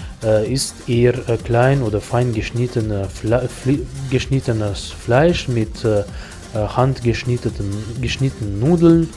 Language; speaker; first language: German; non-native, fluent; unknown